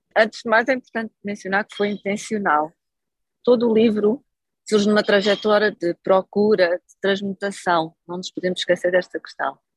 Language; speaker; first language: Portuguese; native; Portuguese